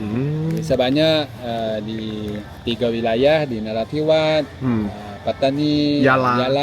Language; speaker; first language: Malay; non-native, local second language; Chinese